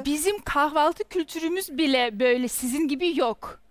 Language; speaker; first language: Turkish; non-native, fluent; Russian